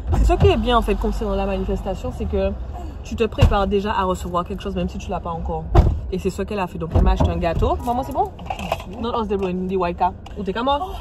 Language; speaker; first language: French; native; French